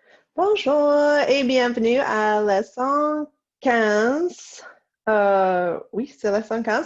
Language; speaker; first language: French; non-native, fluent; English